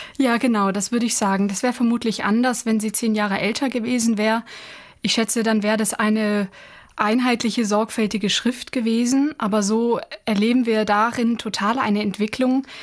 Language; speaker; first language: German; native; German